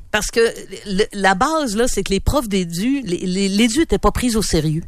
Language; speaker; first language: French; native; French